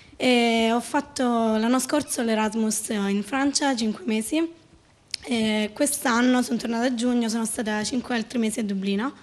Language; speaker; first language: Italian; native; Italian